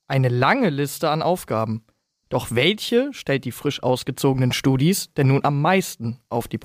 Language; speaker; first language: German; native; German